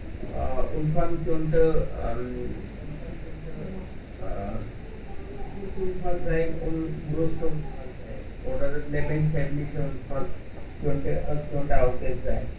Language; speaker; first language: German; non-native, learner; Hindi